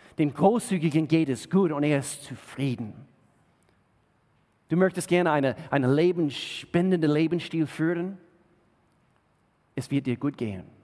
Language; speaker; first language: German; non-native, fluent; English